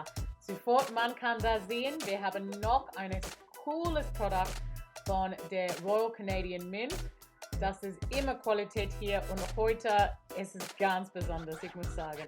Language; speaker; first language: German; non-native, learner; English